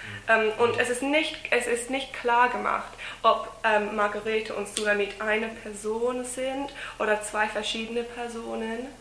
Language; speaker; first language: German; non-native, fluent; English